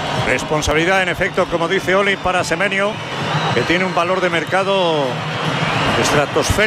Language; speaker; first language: Spanish; native; Spanish